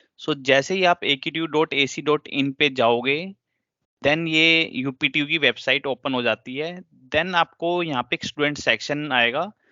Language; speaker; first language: Hindi; native; Hindi